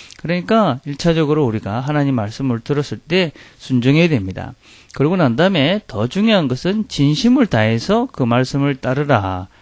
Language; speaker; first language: Korean; native; Korean